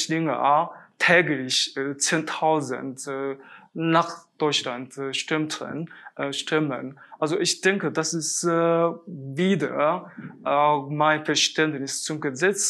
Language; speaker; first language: German; non-native, fluent; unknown